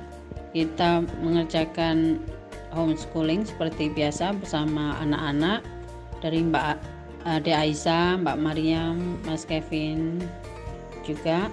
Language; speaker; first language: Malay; non-native, local second language; Javanese